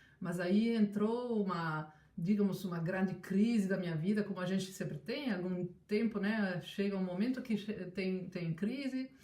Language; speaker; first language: Portuguese; non-native, fluent; Italian